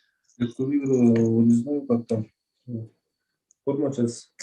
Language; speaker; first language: Russian; non-native, learner; Kazakh